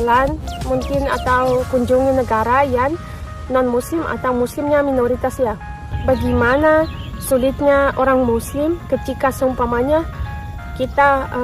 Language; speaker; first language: Indonesian; non-native, fluent; Russian